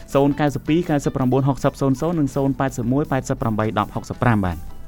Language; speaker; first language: Khmer; native; Khmer